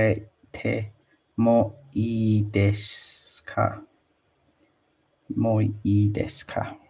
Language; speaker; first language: Japanese; non-native, learner; English